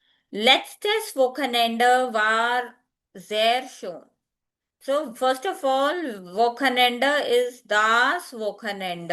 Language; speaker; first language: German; non-native, fluent; Hindi